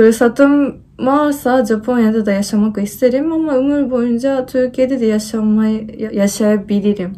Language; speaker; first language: Turkish; non-native, fluent; Japanese